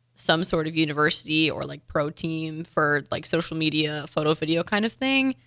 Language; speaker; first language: English; native; English